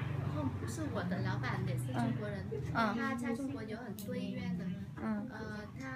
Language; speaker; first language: Chinese; non-native, learner; Vietnamese